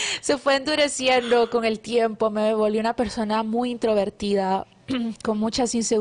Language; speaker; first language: Spanish; native; Spanish